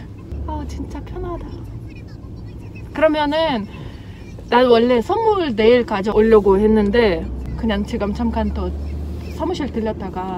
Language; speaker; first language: Korean; non-native, fluent; Russian